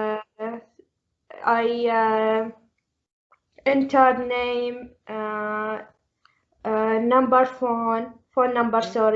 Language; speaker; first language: English; non-native, learner; Arabic